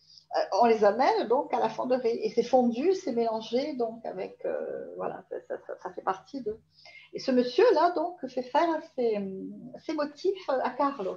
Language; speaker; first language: French; native; French